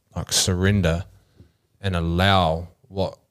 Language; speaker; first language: English; native; English